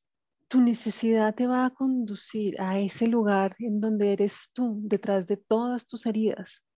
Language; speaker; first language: Spanish; native; Spanish